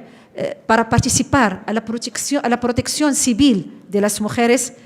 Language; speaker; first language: Spanish; non-native, fluent; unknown